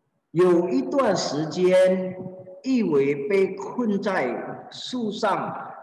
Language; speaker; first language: Chinese; non-native, fluent; Indonesian